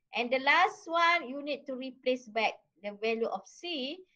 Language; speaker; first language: English; non-native, local second language; Malay